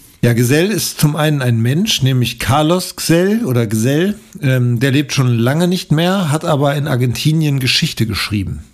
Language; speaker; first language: German; native; German